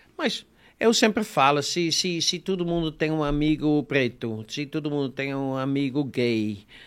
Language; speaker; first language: Portuguese; non-native, fluent; Dutch